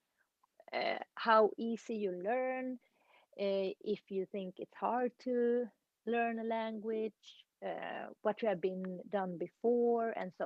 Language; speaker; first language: English; non-native, fluent; Swedish